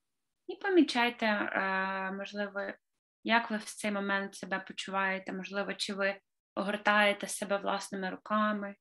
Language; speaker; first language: Ukrainian; native; Ukrainian